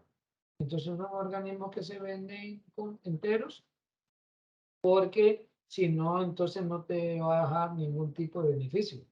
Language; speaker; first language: Spanish; native; Spanish